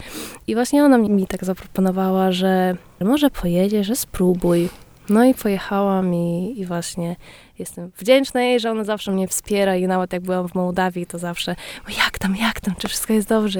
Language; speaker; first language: Polish; early bilingual, heritage; Polish